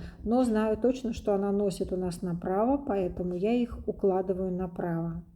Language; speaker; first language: Russian; native; Russian